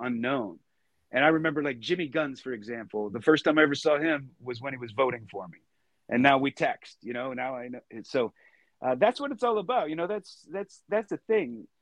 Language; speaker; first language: English; native; English